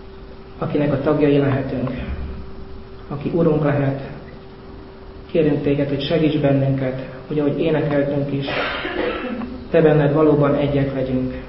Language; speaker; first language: Hungarian; native; Hungarian